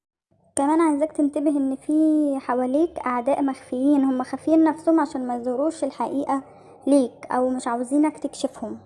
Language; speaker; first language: Arabic; native; Arabic